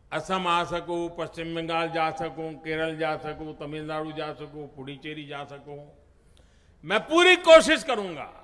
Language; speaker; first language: Hindi; non-native, local second language; Gujarati